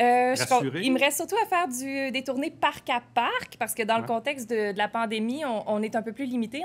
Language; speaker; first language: French; native; French